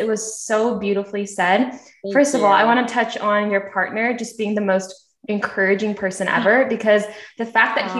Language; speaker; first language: English; early bilingual, other home language; Korean